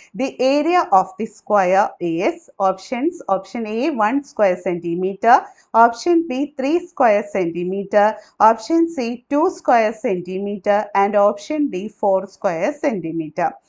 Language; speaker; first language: English; non-native, local second language; Malayalam